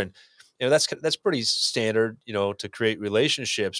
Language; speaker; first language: English; native; English